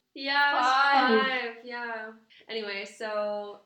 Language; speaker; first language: English; native; English